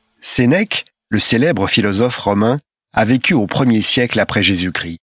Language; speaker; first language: French; native; French